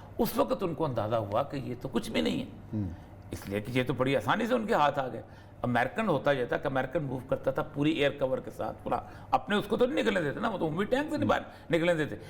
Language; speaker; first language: Urdu; non-native, local second language; Pashto